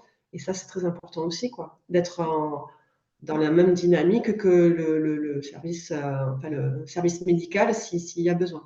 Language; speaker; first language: French; native; French